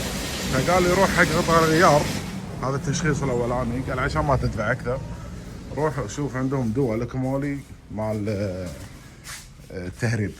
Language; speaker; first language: Arabic; native; Arabic